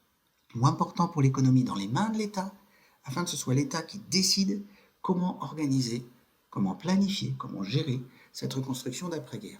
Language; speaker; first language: French; native; French